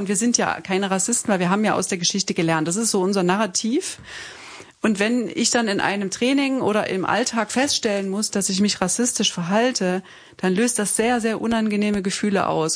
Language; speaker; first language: German; native; German